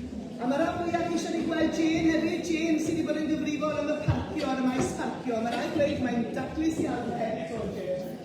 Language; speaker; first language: Welsh; native; Welsh